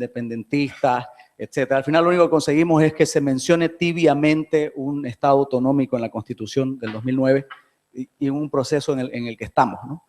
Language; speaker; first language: Spanish; native; Spanish